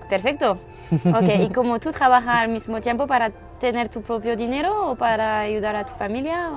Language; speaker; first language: Spanish; non-native, learner; French